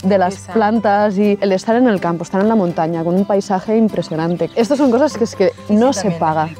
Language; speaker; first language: Spanish; native; Spanish